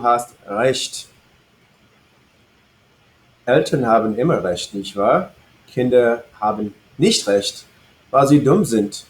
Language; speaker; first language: German; non-native, fluent; English